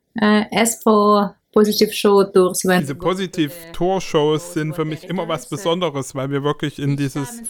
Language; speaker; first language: German; non-native, fluent; Ukrainian